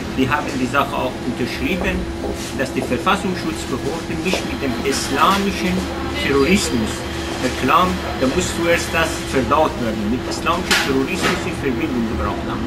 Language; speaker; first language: German; non-native, fluent; Persian